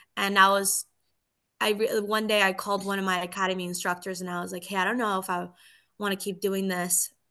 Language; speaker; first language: English; early bilingual, other home language; Spanish